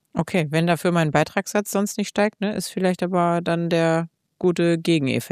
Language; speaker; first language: German; native; German